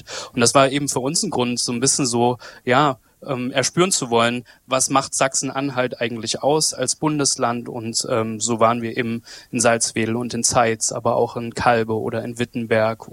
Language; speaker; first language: German; native; German